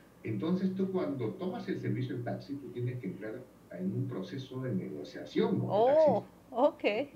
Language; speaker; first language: Spanish; native; Spanish